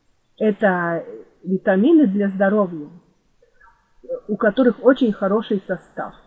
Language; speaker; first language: Russian; non-native, fluent; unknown